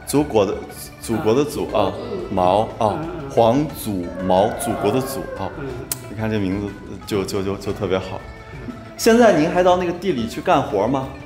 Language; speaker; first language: Chinese; native; Chinese